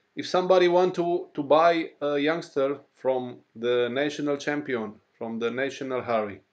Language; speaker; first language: English; non-native, learner; Romanian